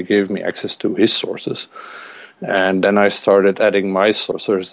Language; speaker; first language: English; non-native, fluent; Dutch